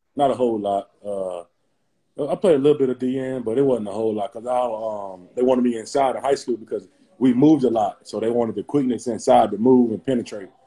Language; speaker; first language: English; native; English